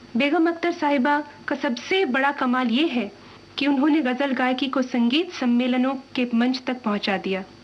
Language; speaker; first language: Hindi; non-native, local second language; Tamil